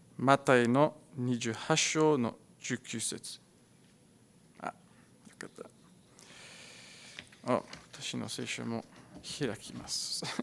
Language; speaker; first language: Japanese; non-native, learner; Afrikaans